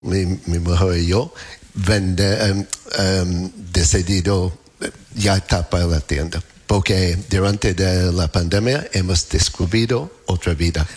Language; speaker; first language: Spanish; non-native, learner; English